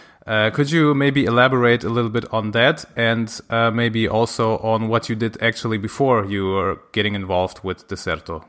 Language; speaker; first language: English; non-native, fluent; German